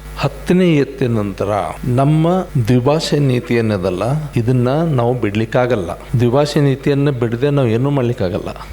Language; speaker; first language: Kannada; native; Kannada